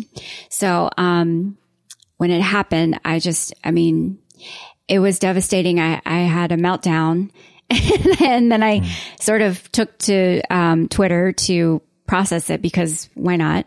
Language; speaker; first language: English; native; English